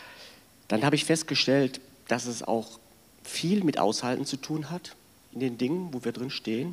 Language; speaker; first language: German; native; German